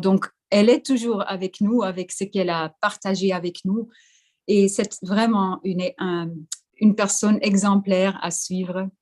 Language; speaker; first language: French; non-native, fluent; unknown